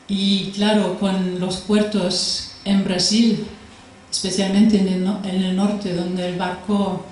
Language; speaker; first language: Spanish; non-native, fluent; German